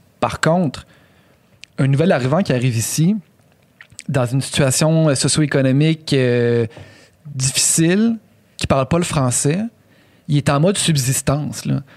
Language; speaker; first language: French; native; French